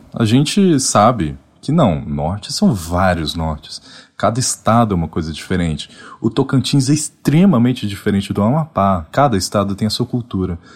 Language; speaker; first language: Portuguese; native; Portuguese